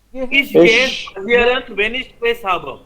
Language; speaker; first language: German; non-native, learner; Hindi